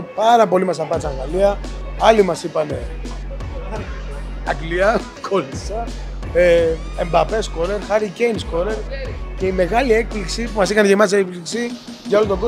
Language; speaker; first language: Greek; native; Greek